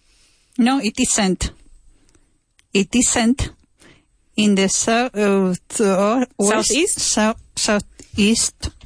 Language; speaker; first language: English; non-native, learner; Spanish